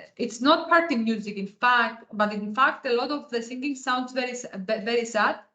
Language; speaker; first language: English; non-native, fluent; Greek